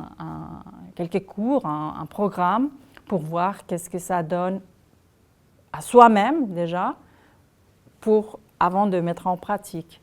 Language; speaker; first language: French; non-native, fluent; Spanish